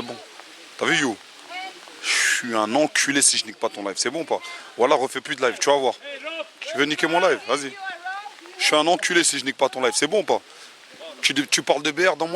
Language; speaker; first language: French; native; French